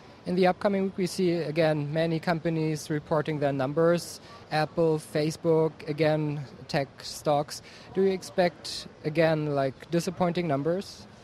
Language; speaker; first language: English; non-native, fluent; German